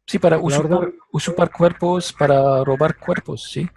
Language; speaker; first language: Spanish; non-native, learner; French